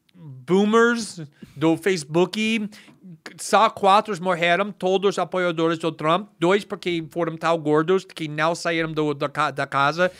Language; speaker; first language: Portuguese; non-native, fluent; English